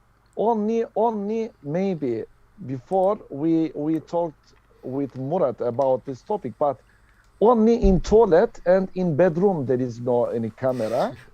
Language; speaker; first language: English; non-native, learner; Turkish